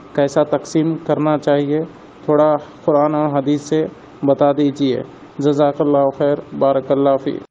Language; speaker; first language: Hindi; native; Hindi